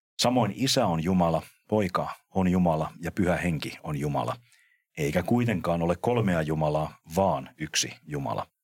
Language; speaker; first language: Finnish; native; Finnish